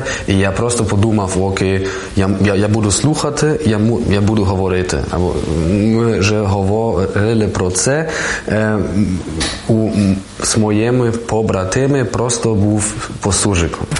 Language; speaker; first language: Ukrainian; non-native, learner; German